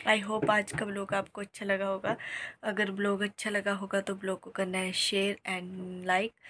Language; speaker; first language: Hindi; native; Hindi